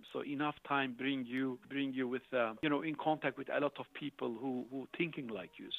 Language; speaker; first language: English; non-native, fluent; Turkish